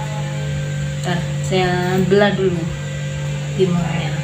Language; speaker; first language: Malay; non-native, local second language; Madurese